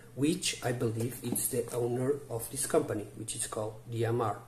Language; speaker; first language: English; non-native, learner; Portuguese